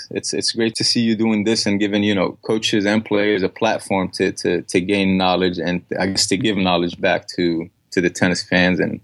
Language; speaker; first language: English; non-native, fluent; Arabic